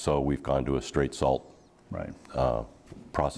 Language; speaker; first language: English; native; English